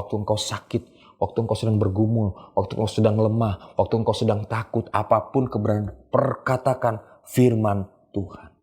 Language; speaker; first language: Indonesian; native; Indonesian